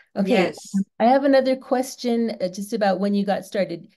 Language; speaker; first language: English; native; English